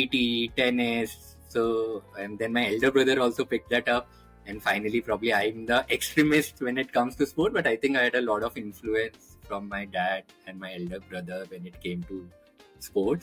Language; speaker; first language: English; non-native, local second language; Hindi